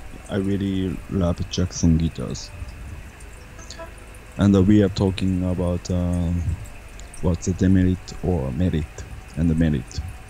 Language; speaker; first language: English; non-native, learner; Japanese